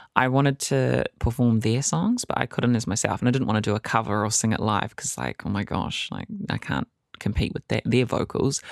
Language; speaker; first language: English; native; English